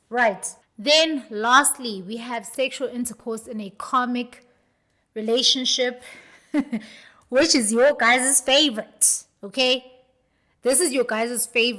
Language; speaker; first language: English; non-native, local second language; Zulu